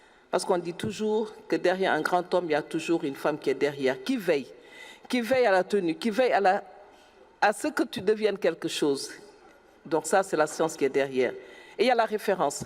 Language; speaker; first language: French; non-native, local second language; Wolof